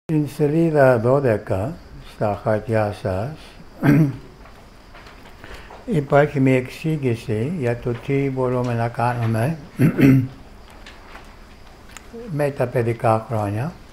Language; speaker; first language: Greek; non-native, fluent; English